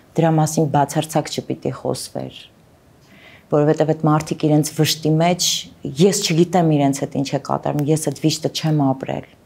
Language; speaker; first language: Armenian; native; Armenian